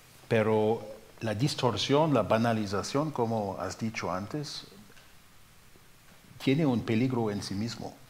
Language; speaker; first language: Spanish; non-native, fluent; German